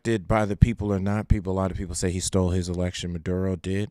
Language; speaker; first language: English; native; English